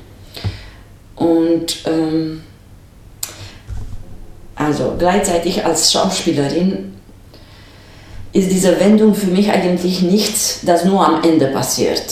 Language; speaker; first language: German; non-native, fluent; Romanian